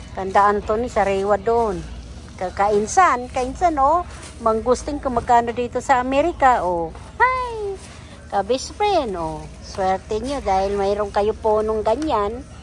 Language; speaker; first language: Filipino; native; Filipino